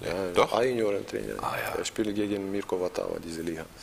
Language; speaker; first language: German; non-native, learner; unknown